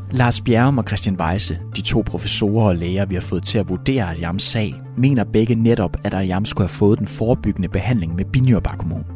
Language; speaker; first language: Danish; native; Danish